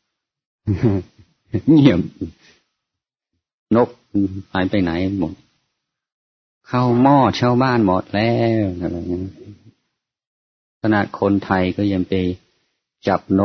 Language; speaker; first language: Thai; non-native, fluent; English